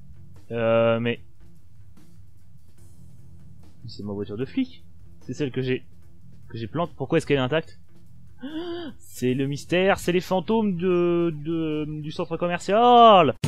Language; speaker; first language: French; native; French